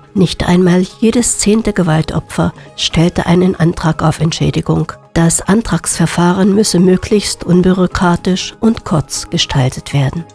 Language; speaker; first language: German; native; German